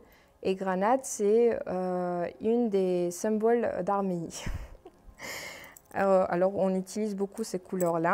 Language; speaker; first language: French; non-native, fluent; Armenian